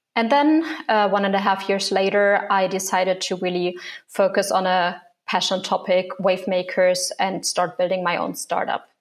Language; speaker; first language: English; non-native, fluent; German